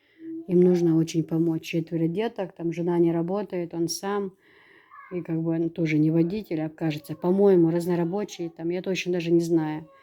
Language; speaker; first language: Russian; native; Russian